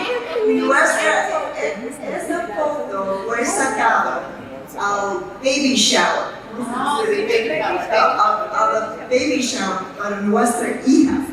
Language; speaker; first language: Spanish; non-native, fluent; English